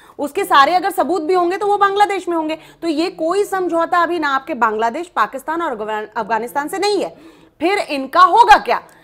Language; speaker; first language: Hindi; native; Hindi